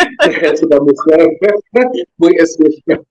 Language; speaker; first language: Spanish; non-native, learner; French